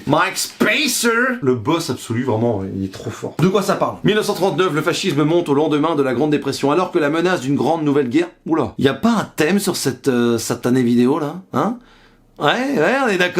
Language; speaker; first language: French; native; French